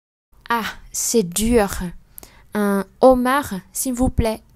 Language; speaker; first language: French; non-native, fluent; Vietnamese